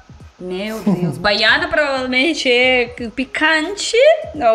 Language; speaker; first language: Portuguese; non-native, learner; Russian